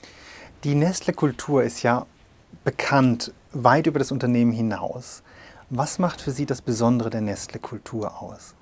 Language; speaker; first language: German; native; German